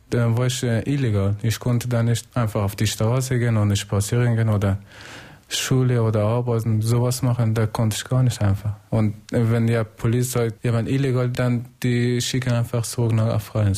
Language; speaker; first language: German; non-native, learner; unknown